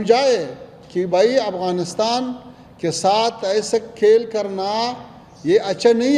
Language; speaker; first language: Hindi; non-native, fluent; Pashto